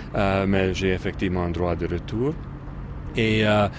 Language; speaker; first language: French; non-native, fluent; Hungarian